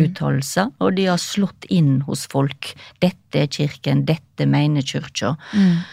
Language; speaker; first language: Norwegian; native; Norwegian